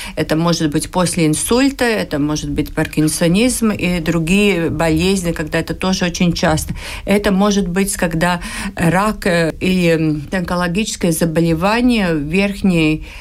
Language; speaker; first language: Russian; non-native, local second language; Latvian